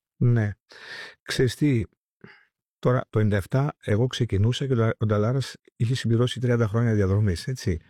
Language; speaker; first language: Greek; early bilingual, heritage; Greek